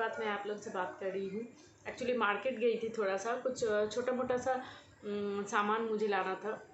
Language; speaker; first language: Hindi; non-native, local second language; Bangla